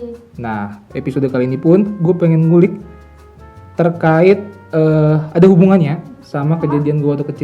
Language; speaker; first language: Indonesian; native; Indonesian